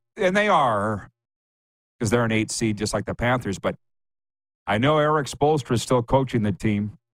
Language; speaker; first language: English; native; English